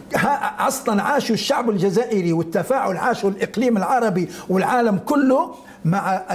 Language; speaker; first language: Arabic; native; Arabic